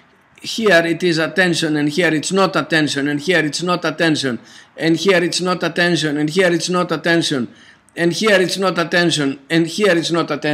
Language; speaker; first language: English; non-native, fluent; Greek